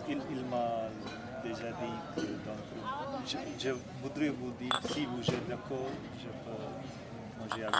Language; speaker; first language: French; non-native, learner; Hindi